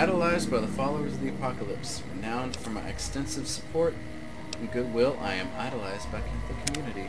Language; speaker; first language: English; native; English